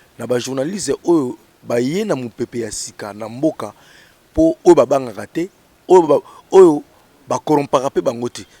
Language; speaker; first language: Lingala; native; Lingala